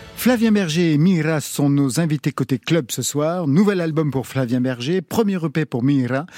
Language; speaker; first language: French; native; French